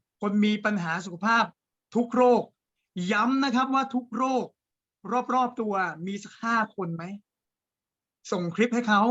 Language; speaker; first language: Thai; native; Thai